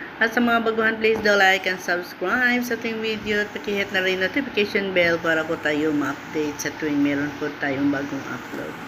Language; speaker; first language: Filipino; non-native, local second language; Cebuano